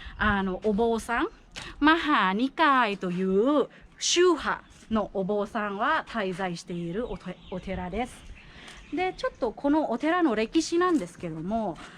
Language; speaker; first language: Japanese; non-native, fluent; Thai